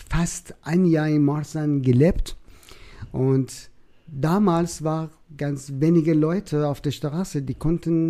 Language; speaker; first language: German; non-native, learner; Persian